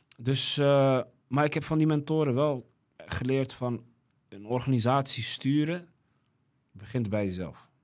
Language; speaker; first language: Dutch; early bilingual, other home language; Riffian